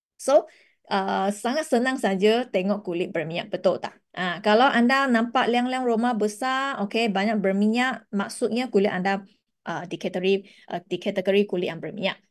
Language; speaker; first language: Malay; non-native, local second language; Chinese